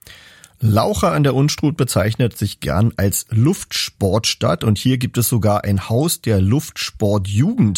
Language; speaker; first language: German; native; German